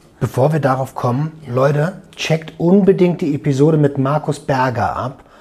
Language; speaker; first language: German; native; German